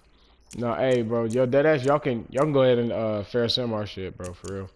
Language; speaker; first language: English; native; English